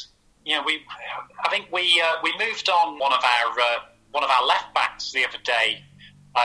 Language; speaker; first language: English; native; English